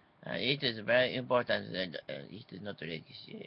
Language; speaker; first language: English; non-native, learner; Japanese